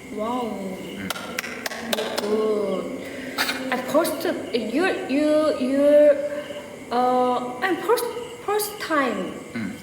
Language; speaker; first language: English; non-native, learner; Korean